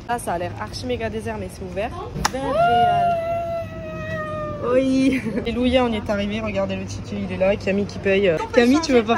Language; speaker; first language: French; native; French